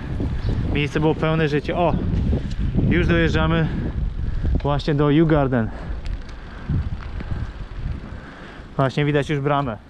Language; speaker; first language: Polish; native; Polish